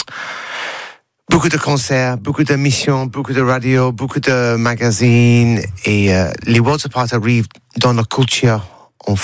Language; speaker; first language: French; non-native, learner; English